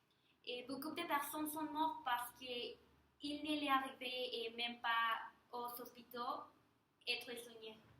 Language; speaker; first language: French; non-native, learner; Spanish